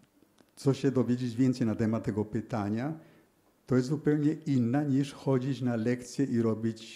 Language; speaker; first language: Polish; early bilingual, heritage; Polish